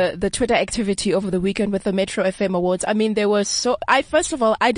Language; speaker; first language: English; non-native, local second language; Southern Sotho